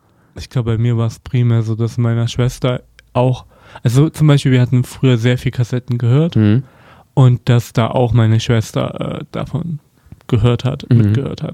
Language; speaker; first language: German; native; German